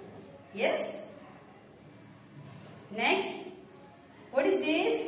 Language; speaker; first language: English; non-native, local second language; Marathi